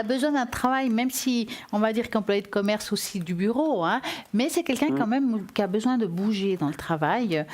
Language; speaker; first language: French; native; French